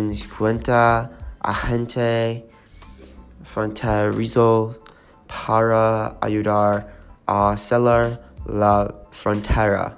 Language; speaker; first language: Spanish; non-native, learner; English